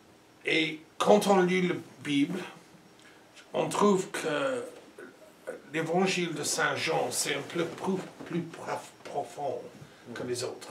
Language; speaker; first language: French; non-native, learner; English